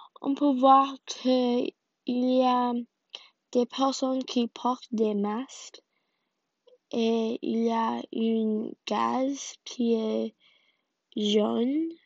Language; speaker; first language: French; non-native, learner; English